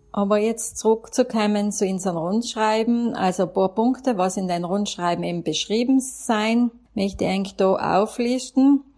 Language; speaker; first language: German; native; German